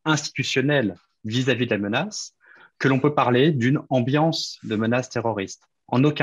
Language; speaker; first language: French; native; French